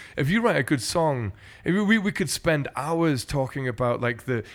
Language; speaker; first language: English; native; English